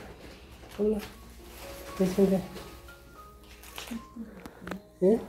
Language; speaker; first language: Spanish; non-native, learner; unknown